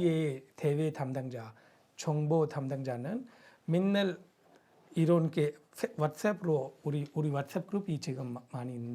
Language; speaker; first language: Korean; non-native, fluent; Punjabi